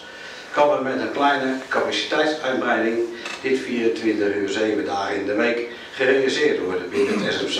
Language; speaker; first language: Dutch; native; Dutch